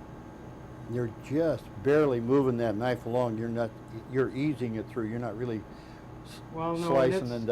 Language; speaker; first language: English; native; English